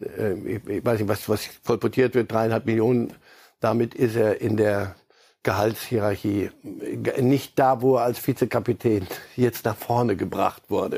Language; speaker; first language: German; native; German